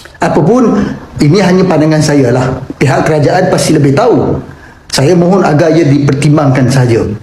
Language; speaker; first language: Malay; native; Malay